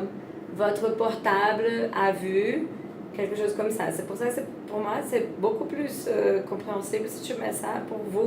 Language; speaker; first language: French; non-native, fluent; Portuguese